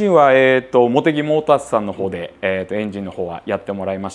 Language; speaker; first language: Japanese; native; Japanese